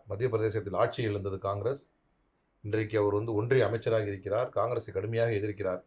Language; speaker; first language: Tamil; native; Tamil